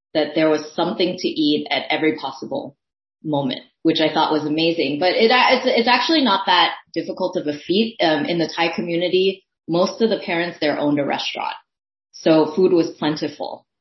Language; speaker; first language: English; early bilingual, other home language; Thai